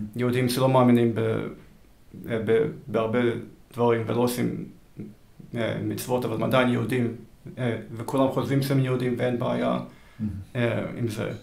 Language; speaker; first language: Hebrew; early bilingual, heritage; Hebrew